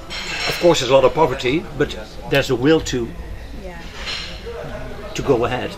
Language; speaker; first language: English; non-native, fluent; Dutch